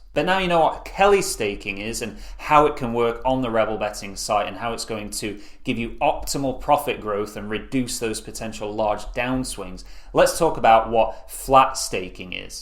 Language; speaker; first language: English; native; English